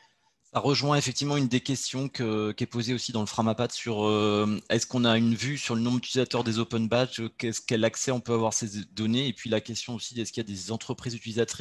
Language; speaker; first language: French; native; French